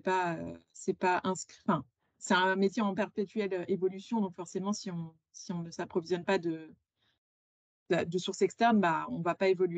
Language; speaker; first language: French; native; French